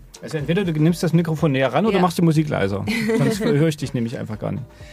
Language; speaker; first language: German; native; German